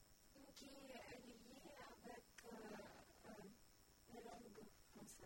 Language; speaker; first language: French; non-native, learner; Ukrainian